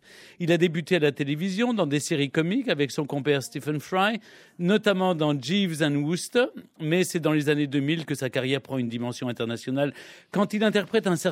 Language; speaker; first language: French; native; French